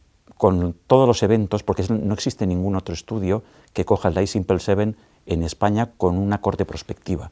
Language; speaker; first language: Spanish; native; Spanish